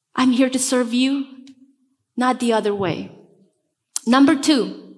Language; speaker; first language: English; non-native, fluent; Spanish